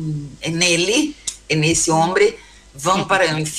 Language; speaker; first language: Spanish; non-native, learner; Portuguese